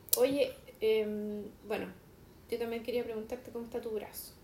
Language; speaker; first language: Spanish; native; Spanish